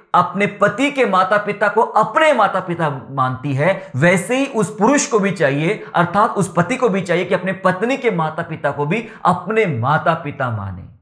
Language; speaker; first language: Hindi; non-native, local second language; Marathi